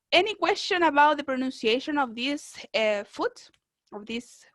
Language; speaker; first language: English; non-native, fluent; Spanish